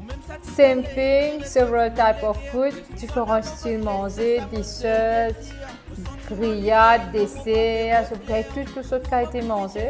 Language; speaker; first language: French; non-native, local second language; Morisyen